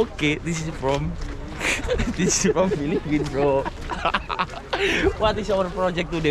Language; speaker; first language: English; non-native, learner; Javanese